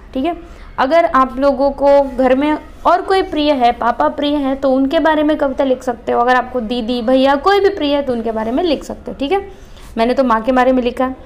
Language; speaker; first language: Hindi; non-native, local second language; Marathi